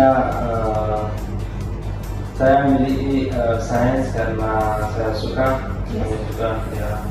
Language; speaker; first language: Indonesian; non-native, learner; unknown